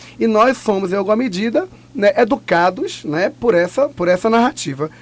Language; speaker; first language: Portuguese; native; Portuguese